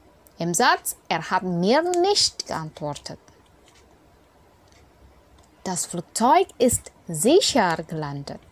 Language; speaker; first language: German; non-native, fluent; Indonesian